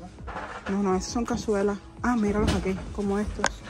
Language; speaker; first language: Spanish; native; Spanish